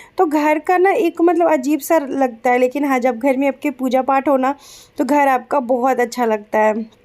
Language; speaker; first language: Hindi; native; Hindi